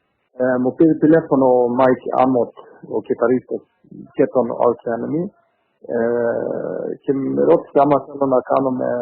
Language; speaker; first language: Greek; early bilingual, heritage; Greek